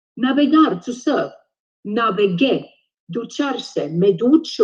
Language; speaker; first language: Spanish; non-native, fluent; English